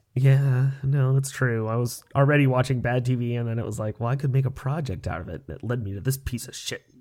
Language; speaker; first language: English; native; English